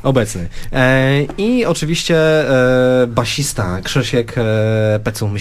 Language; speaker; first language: Polish; native; Polish